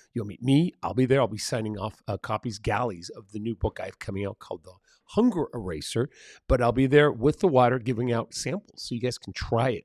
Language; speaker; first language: English; early bilingual, other home language; Spanish